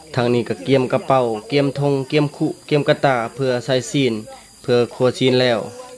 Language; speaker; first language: Lao; native; Lao